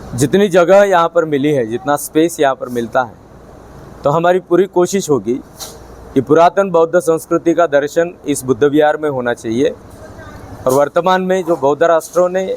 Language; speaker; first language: Hindi; non-native, local second language; Marathi